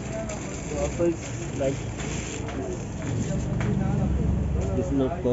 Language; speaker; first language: English; non-native, learner; Tamil